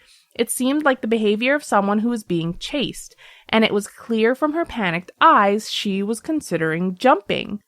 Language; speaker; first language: English; native; English